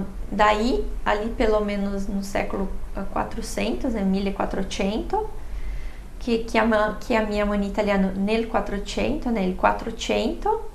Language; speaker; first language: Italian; non-native, fluent; Portuguese